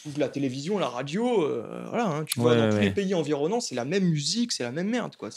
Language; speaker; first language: French; native; French